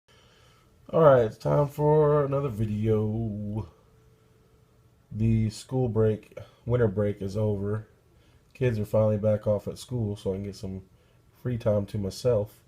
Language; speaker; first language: English; native; English